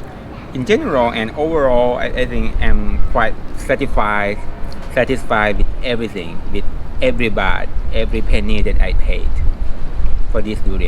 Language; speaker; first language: English; non-native, fluent; Thai